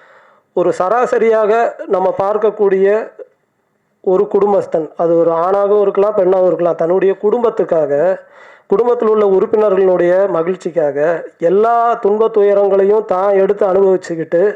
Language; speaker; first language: Tamil; native; Tamil